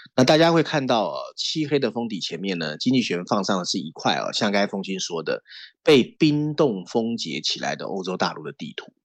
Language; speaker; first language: Chinese; native; Chinese